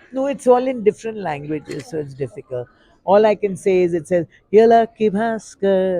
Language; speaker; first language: English; non-native, local second language; Tamil